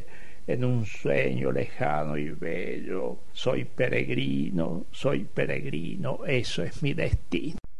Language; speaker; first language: Spanish; native; Spanish